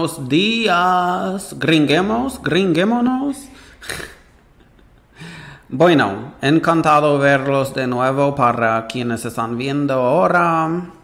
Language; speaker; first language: Spanish; non-native, fluent; English